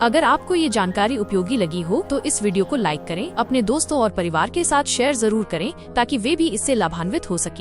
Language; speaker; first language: Hindi; native; Hindi